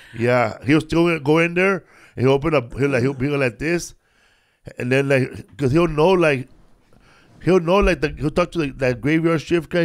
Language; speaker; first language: English; early bilingual, other home language; Spanish